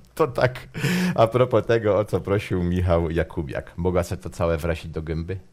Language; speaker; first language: Polish; native; Polish